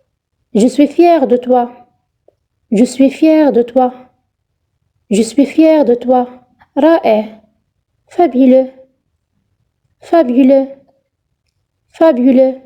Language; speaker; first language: French; non-native, fluent; Arabic